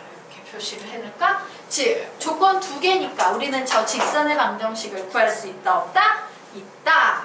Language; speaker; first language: Korean; native; Korean